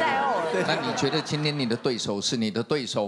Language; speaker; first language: Chinese; native; Chinese